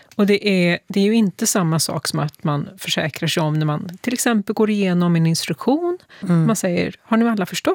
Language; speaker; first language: Swedish; native; Swedish